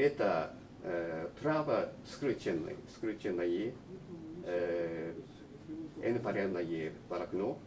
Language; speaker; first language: Russian; non-native, learner; Japanese